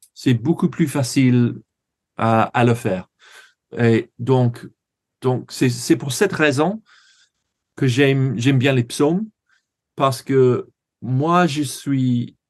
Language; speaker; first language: French; non-native, fluent; English